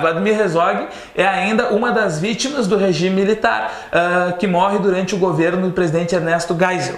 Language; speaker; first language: Portuguese; native; Portuguese